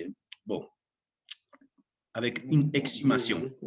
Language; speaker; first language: French; non-native, fluent; Spanish